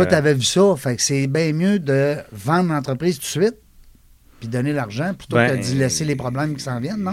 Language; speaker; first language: French; native; French